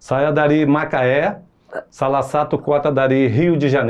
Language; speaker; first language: Indonesian; non-native, fluent; Portuguese